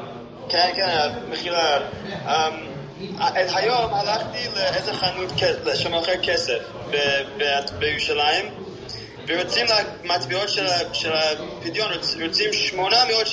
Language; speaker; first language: Hebrew; non-native, fluent; English